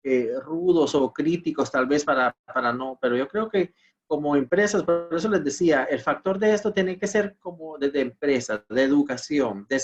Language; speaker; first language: Spanish; native; Spanish